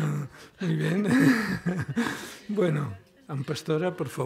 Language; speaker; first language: Spanish; non-native, local second language; Catalan